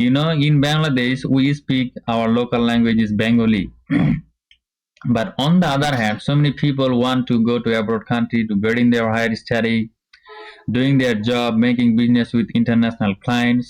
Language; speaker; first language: English; non-native, learner; Bangla